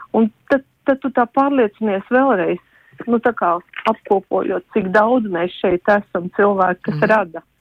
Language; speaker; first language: Latvian; native; Latvian